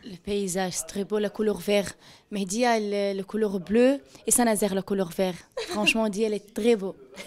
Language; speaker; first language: French; non-native, local second language; Arabic